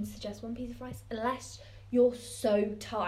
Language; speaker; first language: English; native; English